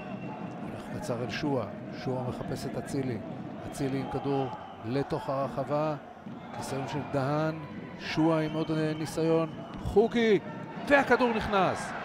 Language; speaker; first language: Hebrew; native; Hebrew